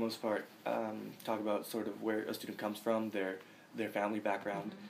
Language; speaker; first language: English; native; English